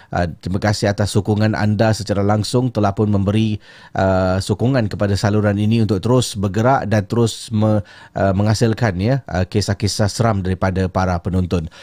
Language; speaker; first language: Malay; native; Malay